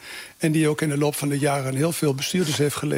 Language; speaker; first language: Dutch; native; Dutch